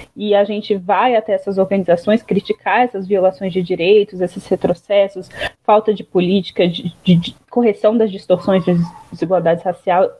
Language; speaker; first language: Portuguese; native; Portuguese